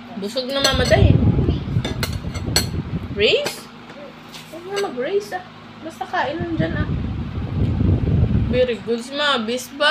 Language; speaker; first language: Filipino; non-native, local second language; Hiligaynon